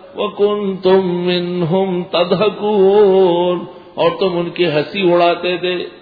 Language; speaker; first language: Urdu; non-native, local second language; Pashto